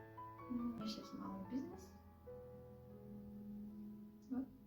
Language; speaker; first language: Russian; non-native, local second language; Kazakh